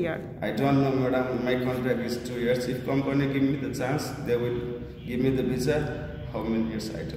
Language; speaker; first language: English; non-native, learner; Nepali